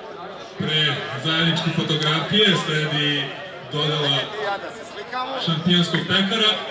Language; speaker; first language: Croatian; native; Croatian